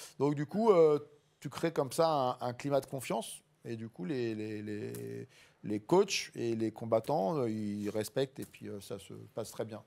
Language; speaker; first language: French; native; French